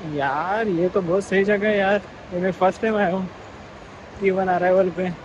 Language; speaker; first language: Hindi; non-native, local second language; Marathi